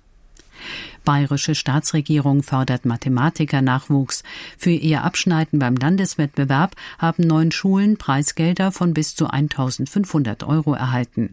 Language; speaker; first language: German; native; German